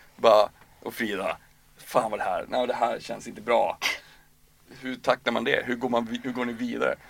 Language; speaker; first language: Swedish; native; Swedish